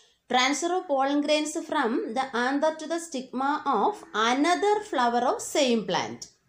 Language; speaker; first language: English; non-native, local second language; Malayalam